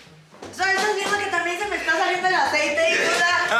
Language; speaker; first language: Spanish; native; Spanish